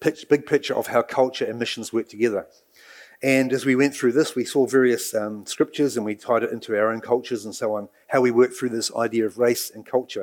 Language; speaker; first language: English; native; English